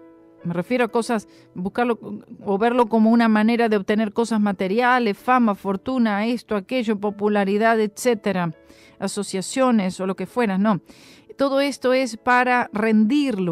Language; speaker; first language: Spanish; native; Spanish